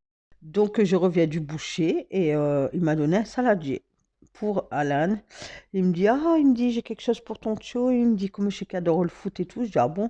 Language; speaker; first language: French; native; French